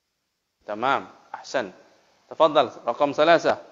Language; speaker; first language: Arabic; non-native, fluent; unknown